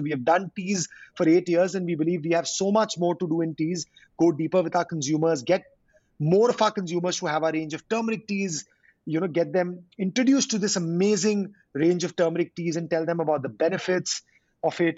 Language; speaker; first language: English; non-native, local second language; Hindi